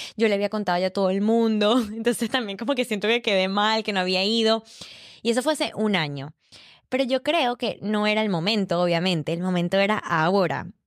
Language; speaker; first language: Spanish; native; Spanish